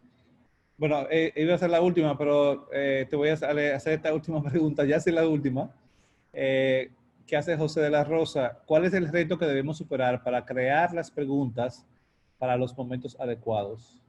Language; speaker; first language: Spanish; native; Spanish